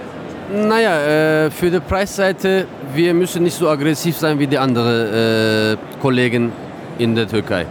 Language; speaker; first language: German; non-native, fluent; Turkish